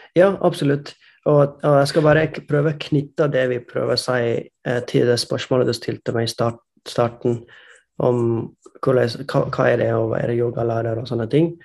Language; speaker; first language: Norwegian; non-native, fluent; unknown